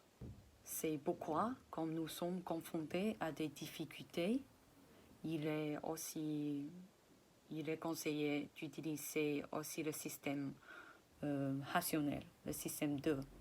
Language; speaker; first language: French; non-native, fluent; Chinese